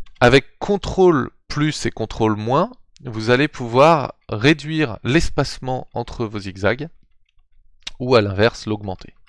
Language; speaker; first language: French; native; French